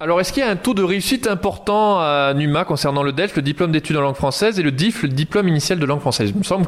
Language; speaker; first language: French; native; French